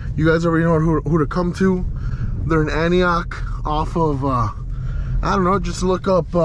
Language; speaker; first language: English; early bilingual, other home language; Spanish